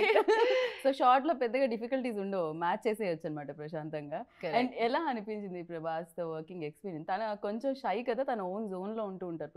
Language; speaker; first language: Telugu; native; Telugu